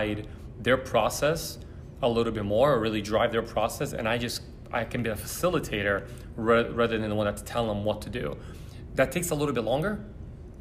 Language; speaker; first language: English; early bilingual, other home language; Portuguese